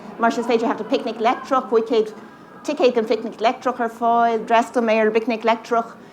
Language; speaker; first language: Irish; native; Irish